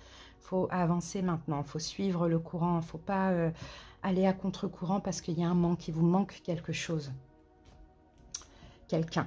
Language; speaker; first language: French; native; French